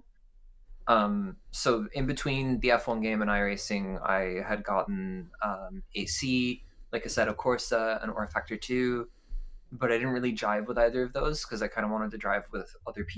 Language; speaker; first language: English; native; English